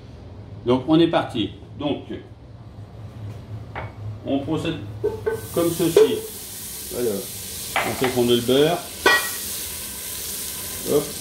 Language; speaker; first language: French; native; French